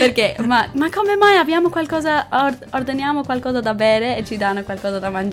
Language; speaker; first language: Italian; non-native, learner; English